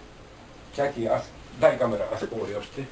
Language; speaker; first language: Bulgarian; non-native, learner; Finnish